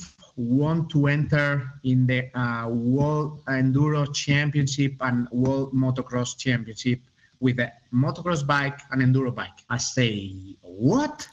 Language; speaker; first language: English; non-native, learner; Spanish